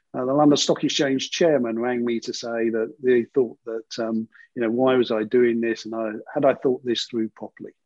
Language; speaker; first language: English; native; English